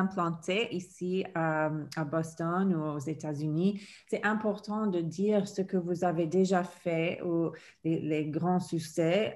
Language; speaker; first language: French; non-native, fluent; English